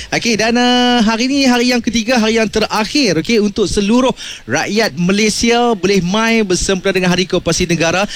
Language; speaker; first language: Malay; native; Malay